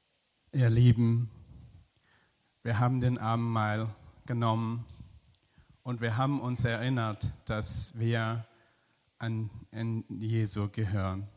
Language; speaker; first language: German; non-native, fluent; Persian